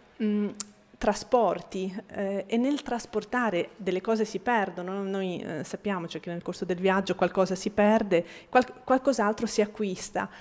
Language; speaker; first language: Italian; non-native, fluent; Bosnian